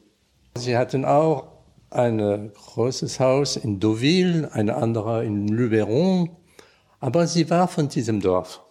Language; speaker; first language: German; non-native, learner; French